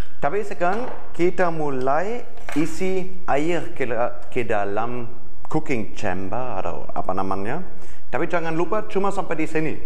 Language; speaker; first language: Indonesian; non-native, fluent; German